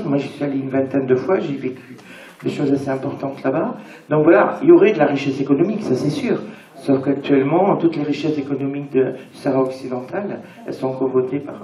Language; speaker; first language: French; native; French